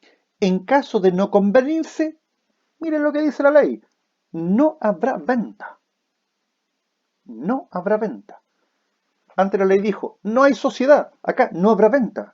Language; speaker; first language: Spanish; native; Spanish